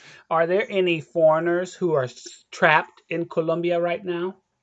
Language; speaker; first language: English; native; English